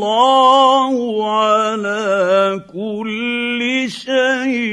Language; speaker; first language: Arabic; native; Arabic